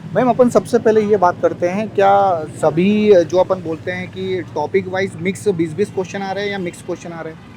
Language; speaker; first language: Hindi; native; Hindi